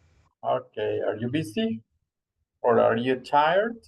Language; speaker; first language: English; non-native, fluent; Spanish